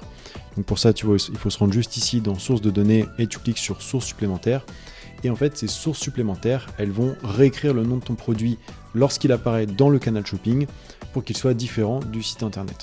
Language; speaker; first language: French; native; French